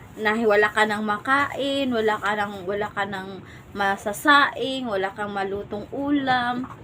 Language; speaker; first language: Filipino; non-native, local second language; Cebuano